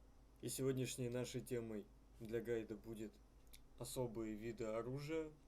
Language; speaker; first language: Russian; native; Russian